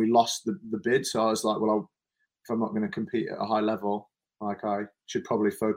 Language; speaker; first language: English; native; English